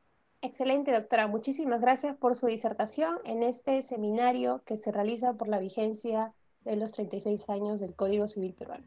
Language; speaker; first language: Spanish; native; Spanish